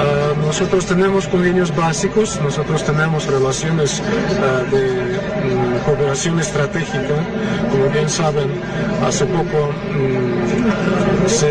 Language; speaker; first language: Spanish; non-native, fluent; Russian